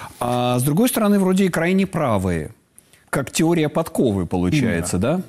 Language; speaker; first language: Russian; native; Russian